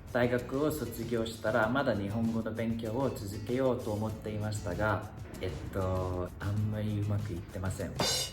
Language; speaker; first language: Japanese; non-native, learner; English